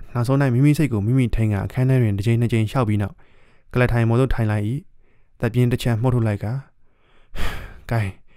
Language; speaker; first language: Burmese; native; Burmese